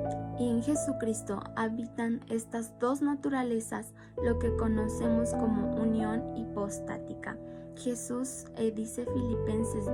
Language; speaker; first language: Spanish; native; Spanish